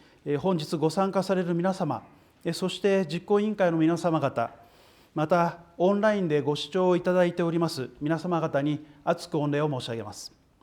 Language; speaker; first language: Japanese; native; Japanese